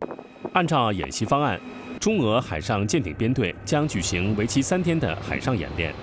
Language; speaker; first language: Chinese; native; Chinese